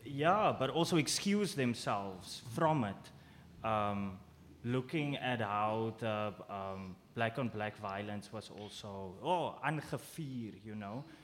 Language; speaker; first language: English; non-native, local second language; Afrikaans